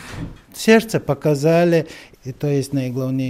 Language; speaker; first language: Polish; non-native, learner; Chechen